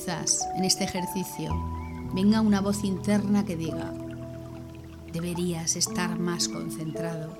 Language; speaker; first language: Spanish; native; Spanish